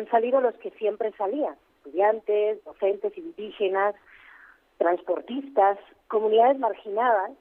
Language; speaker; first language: Spanish; native; Spanish